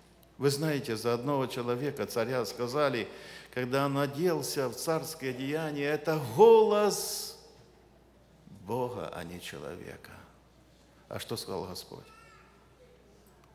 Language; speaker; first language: Russian; non-native, local second language; Ukrainian